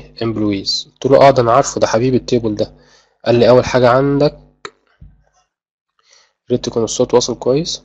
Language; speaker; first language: Arabic; native; Arabic